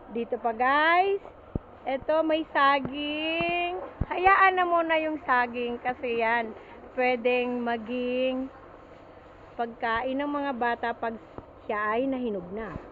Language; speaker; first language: Filipino; non-native, local second language; Bikol